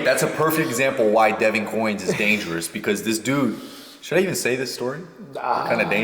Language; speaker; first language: English; native; English